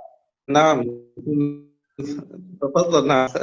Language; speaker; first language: Arabic; native; Arabic